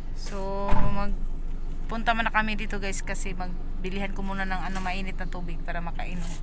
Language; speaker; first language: Filipino; non-native, local second language; Cebuano